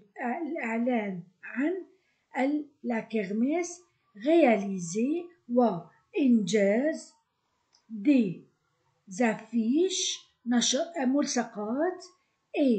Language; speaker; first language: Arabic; native; Arabic